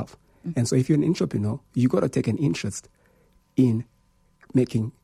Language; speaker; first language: English; non-native, local second language; Xhosa